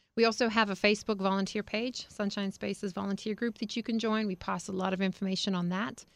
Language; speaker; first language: English; native; English